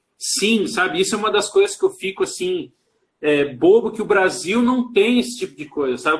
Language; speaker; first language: Portuguese; native; Portuguese